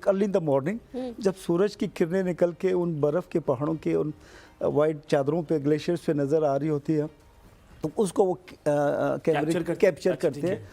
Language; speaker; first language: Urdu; non-native, local second language; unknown